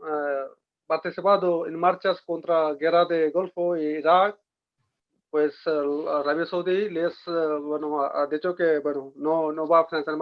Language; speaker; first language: Spanish; non-native, fluent; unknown